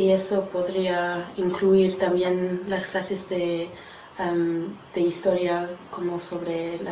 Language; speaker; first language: Spanish; non-native, learner; English